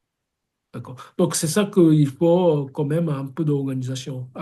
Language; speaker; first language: French; non-native, fluent; Japanese